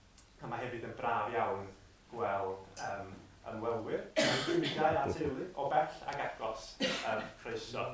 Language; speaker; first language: Welsh; native; Welsh